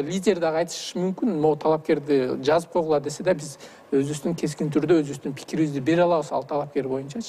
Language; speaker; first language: Kyrgyz; native; Kyrgyz